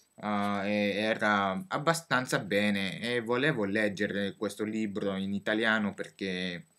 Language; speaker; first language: Italian; non-native, learner; French